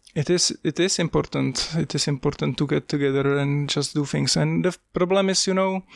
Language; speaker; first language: English; non-native, fluent; Czech